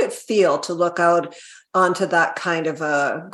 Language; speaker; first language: English; native; English